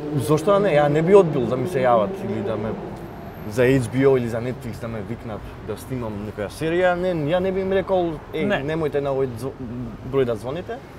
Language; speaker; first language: Macedonian; non-native, local second language; Albanian